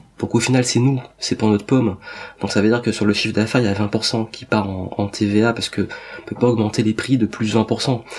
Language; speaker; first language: French; native; French